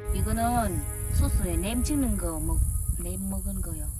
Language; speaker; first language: Korean; non-native, learner; Vietnamese